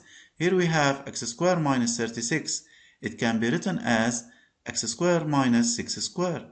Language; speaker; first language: English; non-native, local second language; Arabic